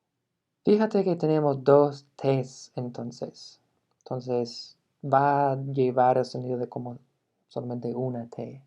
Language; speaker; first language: Spanish; non-native, fluent; English